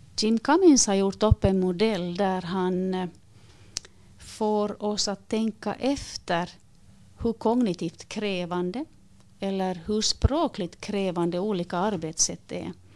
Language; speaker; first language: Swedish; native; Swedish